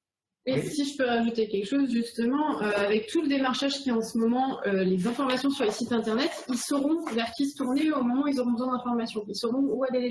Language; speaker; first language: French; native; French